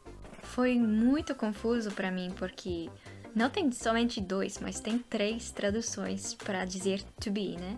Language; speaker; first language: Portuguese; non-native, fluent; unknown